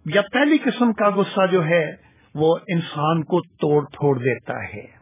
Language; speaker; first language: Urdu; non-native, local second language; Punjabi